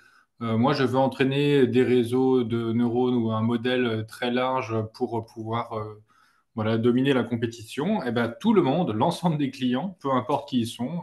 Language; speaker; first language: French; native; French